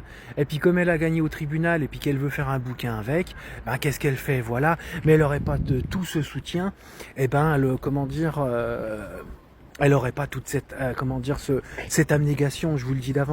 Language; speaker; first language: French; native; French